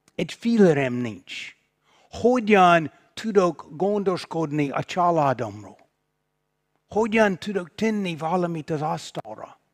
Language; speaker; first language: Hungarian; non-native, fluent; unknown